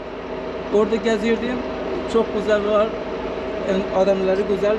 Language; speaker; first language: Turkish; non-native, learner; Azerbaijani